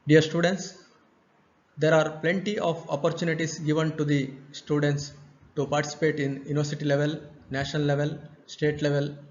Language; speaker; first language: English; non-native, local second language; Kannada